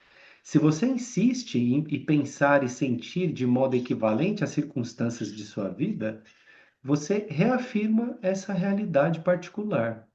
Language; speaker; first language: Portuguese; native; Portuguese